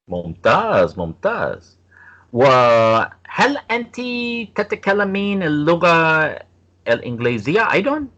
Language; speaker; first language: Arabic; non-native, fluent; English